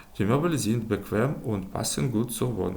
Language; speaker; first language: German; non-native, fluent; Ukrainian